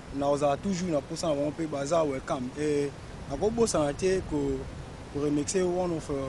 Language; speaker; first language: French; non-native, local second language; Lingala